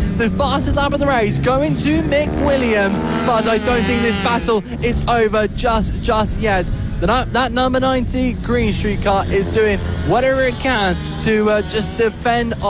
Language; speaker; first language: English; native; English